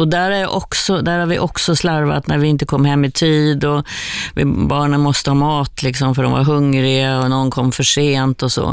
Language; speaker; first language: Swedish; native; Swedish